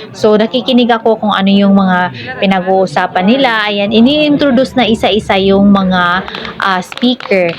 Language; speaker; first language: Filipino; non-native, local second language; Cebuano